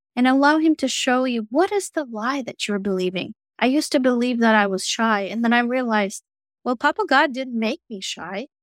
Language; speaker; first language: English; non-native, fluent; Russian